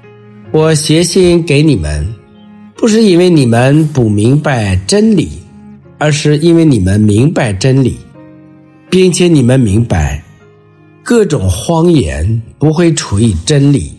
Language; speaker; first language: Chinese; native; Chinese